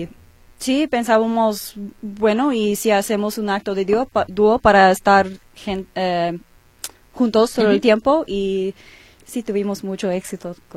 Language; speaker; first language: Spanish; non-native, learner; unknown